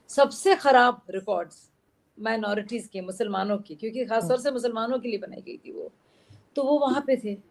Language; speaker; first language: Hindi; native; Hindi